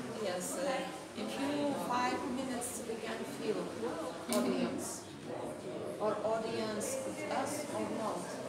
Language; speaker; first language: English; non-native, learner; Lithuanian